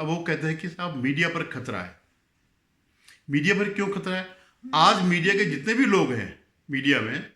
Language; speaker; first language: Hindi; native; Hindi